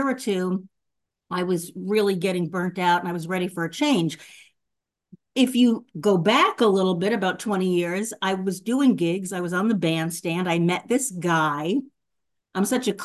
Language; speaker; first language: English; native; English